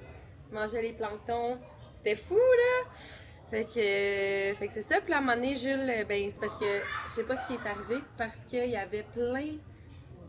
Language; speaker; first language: French; native; French